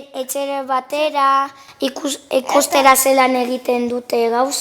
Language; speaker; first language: Basque; non-native, local second language; Spanish